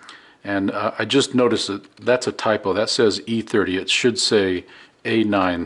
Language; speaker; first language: English; native; English